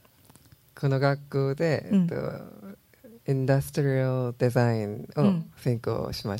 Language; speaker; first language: Japanese; non-native, learner; Korean